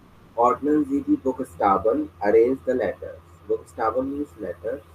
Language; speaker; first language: German; non-native, fluent; Hindi